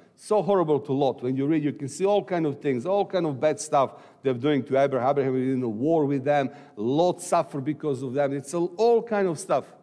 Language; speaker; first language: English; non-native, fluent; Serbian